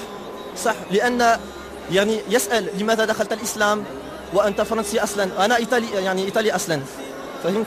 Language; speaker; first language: Arabic; non-native, fluent; Italian